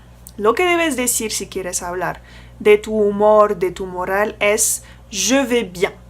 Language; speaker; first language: Spanish; non-native, fluent; French